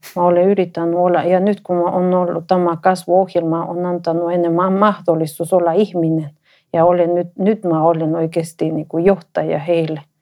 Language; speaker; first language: Finnish; non-native, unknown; Spanish